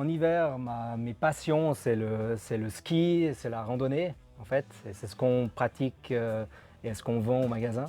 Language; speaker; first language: French; native; French